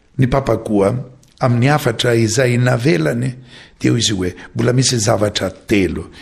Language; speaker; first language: Malagasy; non-native, fluent; Maltese